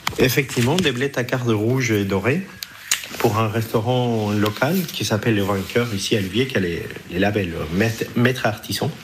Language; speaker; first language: French; non-native, fluent; Spanish